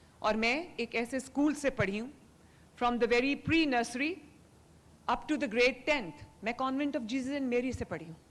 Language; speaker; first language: Urdu; native; Urdu